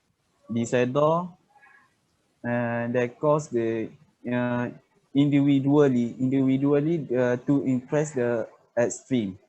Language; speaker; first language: English; non-native, learner; Malay